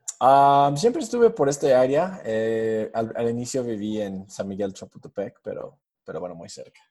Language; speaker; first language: Spanish; non-native, fluent; English